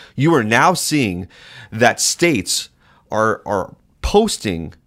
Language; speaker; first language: English; native; English